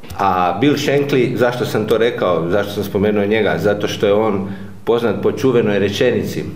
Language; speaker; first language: Croatian; native; Croatian